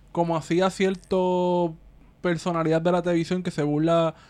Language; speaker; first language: Spanish; native; Spanish